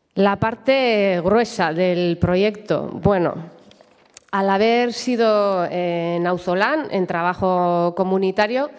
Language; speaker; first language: Spanish; native; Spanish